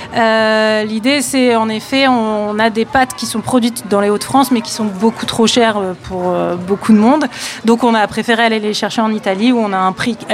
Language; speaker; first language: French; native; French